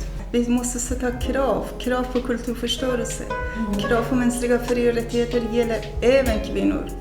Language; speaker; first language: Swedish; non-native, fluent; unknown